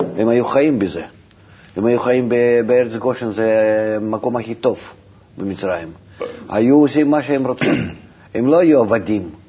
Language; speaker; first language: Hebrew; non-native, fluent; Russian